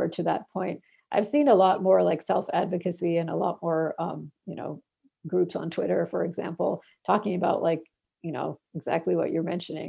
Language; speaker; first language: English; non-native, local second language; Bangla